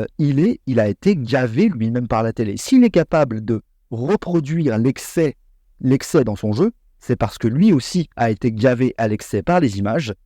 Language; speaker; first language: French; native; French